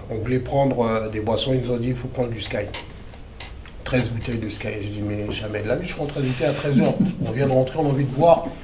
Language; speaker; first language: French; early bilingual, other home language; Lingala